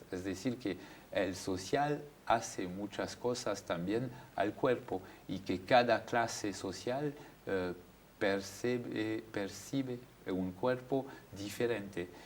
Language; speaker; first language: Spanish; non-native, fluent; French